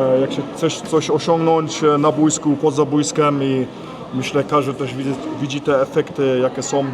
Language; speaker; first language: Polish; early bilingual, heritage; Polish